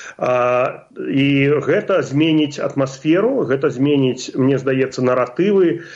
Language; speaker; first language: Belarusian; non-native, local second language; Russian